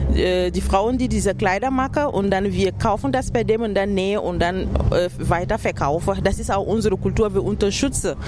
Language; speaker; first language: German; non-native, learner; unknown